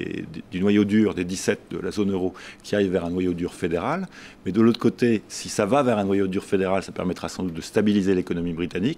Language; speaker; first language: French; native; French